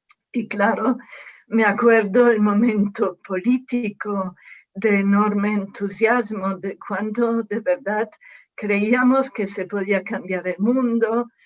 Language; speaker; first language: Spanish; non-native, fluent; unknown